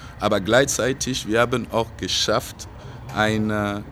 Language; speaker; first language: German; non-native, fluent; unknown